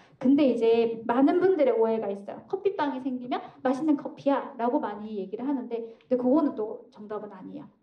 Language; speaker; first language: Korean; native; Korean